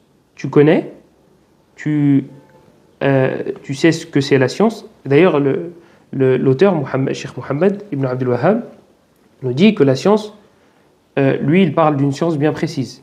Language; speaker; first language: French; native; French